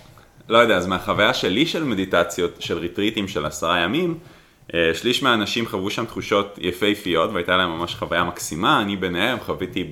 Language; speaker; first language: Hebrew; native; Hebrew